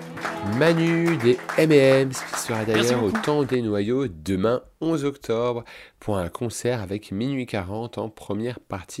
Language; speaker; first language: French; native; French